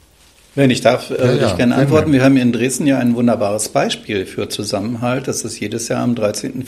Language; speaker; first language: German; native; German